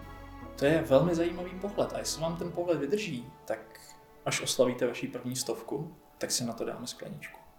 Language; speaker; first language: Czech; native; Czech